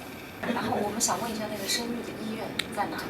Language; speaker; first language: Chinese; native; Chinese